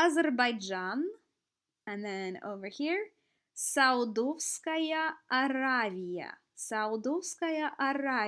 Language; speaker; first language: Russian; non-native, fluent; English